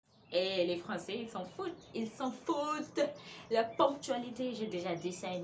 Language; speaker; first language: French; non-native, fluent; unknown